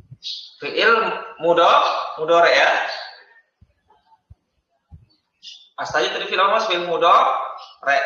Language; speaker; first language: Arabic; non-native, fluent; Indonesian